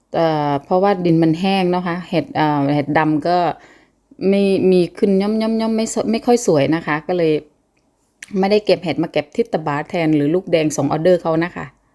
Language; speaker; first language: Thai; non-native, local second language; Northern Khmer